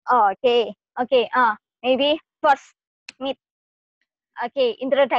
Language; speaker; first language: English; non-native, learner; Indonesian